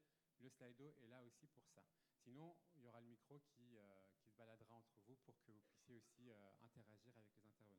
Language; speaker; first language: French; native; French